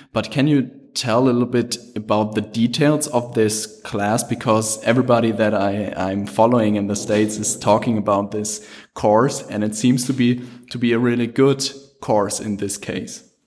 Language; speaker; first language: English; non-native, fluent; German